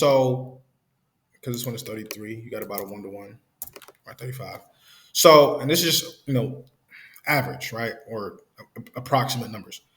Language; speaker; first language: English; native; English